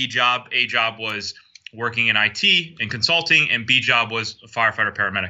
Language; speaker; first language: English; native; English